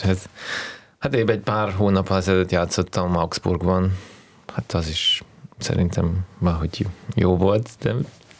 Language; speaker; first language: Hungarian; non-native, fluent; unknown